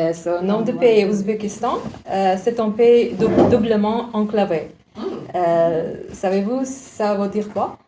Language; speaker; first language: French; non-native, learner; Uzbek